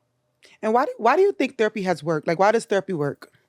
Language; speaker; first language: English; native; English